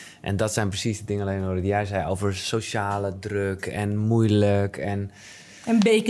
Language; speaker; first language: Dutch; native; Dutch